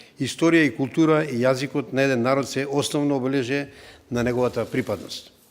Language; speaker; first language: Macedonian; non-native, local second language; Romany